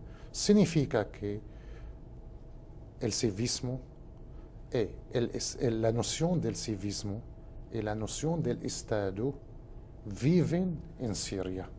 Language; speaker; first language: Portuguese; non-native, fluent; Spanish